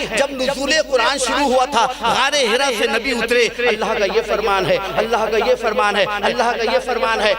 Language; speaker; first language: Urdu; native; Urdu